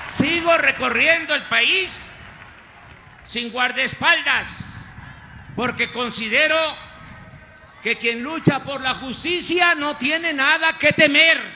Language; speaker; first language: Spanish; native; Spanish